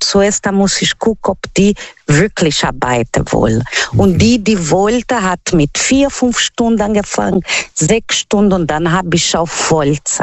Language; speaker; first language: German; non-native, fluent; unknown